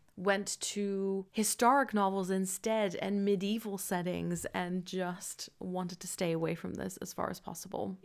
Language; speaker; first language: English; non-native, fluent; Dutch